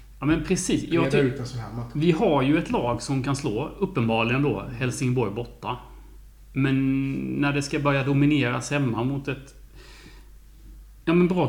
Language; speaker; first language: Swedish; native; Swedish